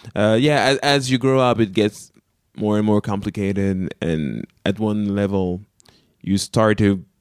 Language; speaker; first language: English; non-native, local second language; French